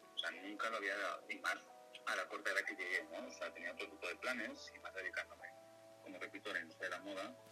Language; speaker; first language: Spanish; native; Spanish